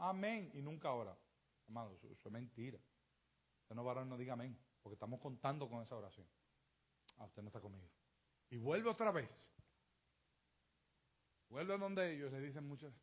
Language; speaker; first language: Spanish; native; Spanish